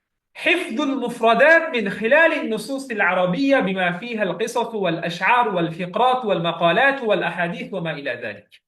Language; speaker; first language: Arabic; non-native, fluent; Bangla